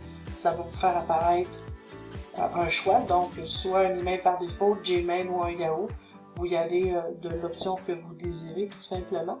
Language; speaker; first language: French; native; French